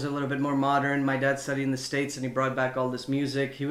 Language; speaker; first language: English; non-native, local second language; Urdu